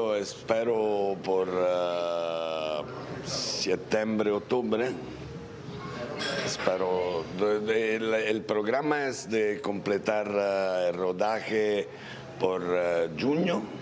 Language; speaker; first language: Spanish; non-native, learner; Italian